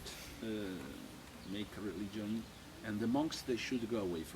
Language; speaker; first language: English; non-native, learner; Italian